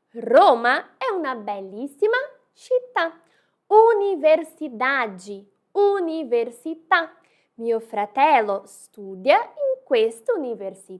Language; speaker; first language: Italian; non-native, fluent; Portuguese